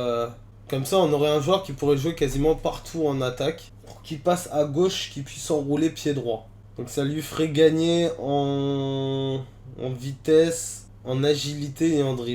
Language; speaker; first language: French; native; French